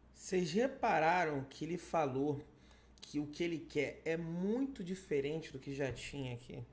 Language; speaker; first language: Portuguese; native; Portuguese